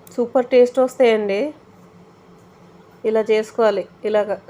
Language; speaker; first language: Telugu; native; Telugu